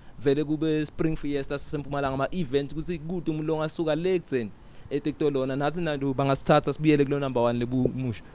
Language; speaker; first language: Zulu; non-native, local second language; Swati